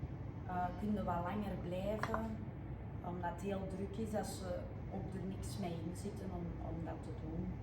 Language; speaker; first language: Dutch; native; Dutch